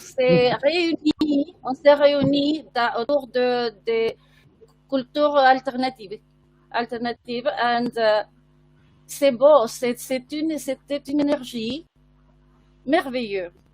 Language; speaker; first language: French; non-native, fluent; Spanish